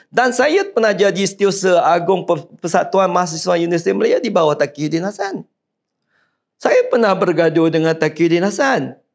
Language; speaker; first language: Malay; non-native, local second language; Chinese